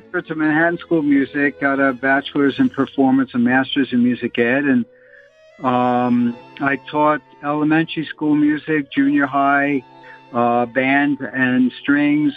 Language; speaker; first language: English; native; English